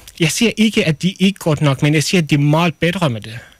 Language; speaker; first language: Danish; non-native, learner; Arabic